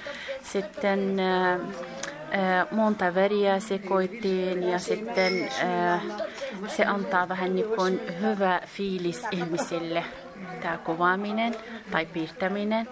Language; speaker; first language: Finnish; non-native, learner; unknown